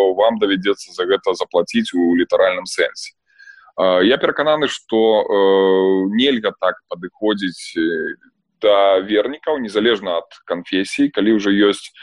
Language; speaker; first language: Belarusian; non-native, local second language; Russian